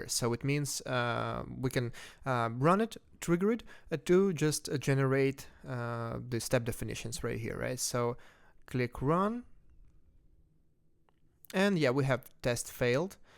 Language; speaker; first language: English; non-native, fluent; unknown